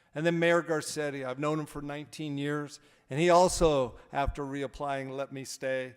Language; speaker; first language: English; native; English